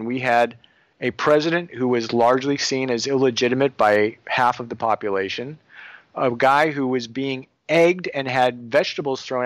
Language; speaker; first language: English; native; English